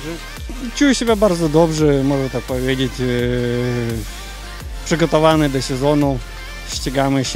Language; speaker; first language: Polish; non-native, learner; Russian